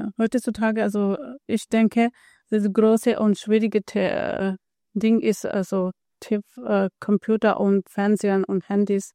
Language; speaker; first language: German; non-native, learner; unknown